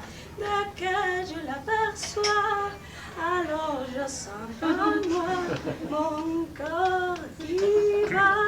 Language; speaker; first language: French; non-native, fluent; Spanish